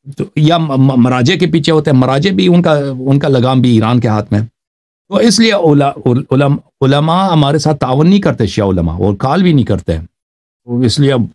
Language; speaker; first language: Urdu; non-native, fluent; Persian